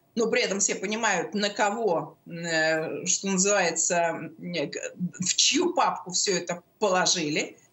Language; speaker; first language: Russian; native; Russian